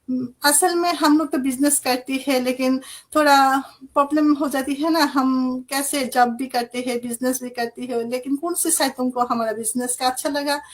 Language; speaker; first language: Hindi; non-native, fluent; Bangla